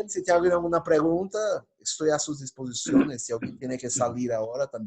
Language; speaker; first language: Spanish; non-native, fluent; Portuguese